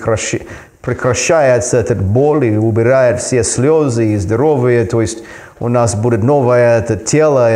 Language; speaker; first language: Russian; non-native, fluent; English